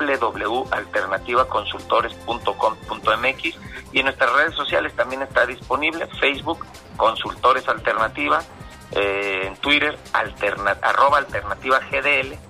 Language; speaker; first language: Spanish; native; Spanish